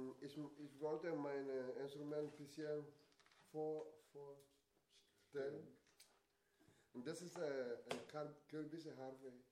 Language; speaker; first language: German; non-native, learner; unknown